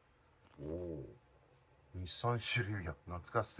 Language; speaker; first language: Japanese; native; Japanese